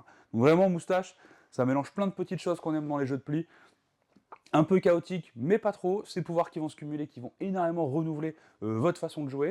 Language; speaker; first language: French; native; French